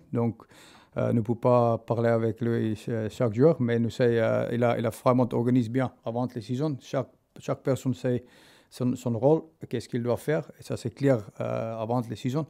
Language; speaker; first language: French; non-native, learner; English